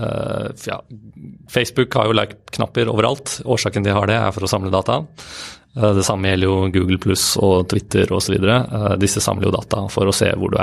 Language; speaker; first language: Norwegian; native; Norwegian